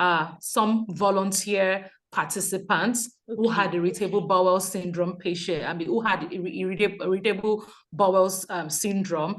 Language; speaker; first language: English; non-native, local second language; Yoruba